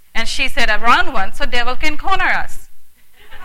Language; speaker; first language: English; early bilingual, heritage; English